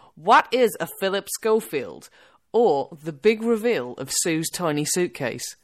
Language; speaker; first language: English; native; English